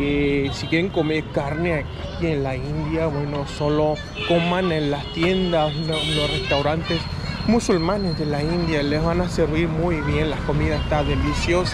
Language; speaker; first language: Spanish; non-native, fluent; Hindi